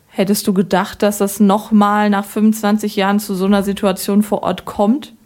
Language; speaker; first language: German; native; German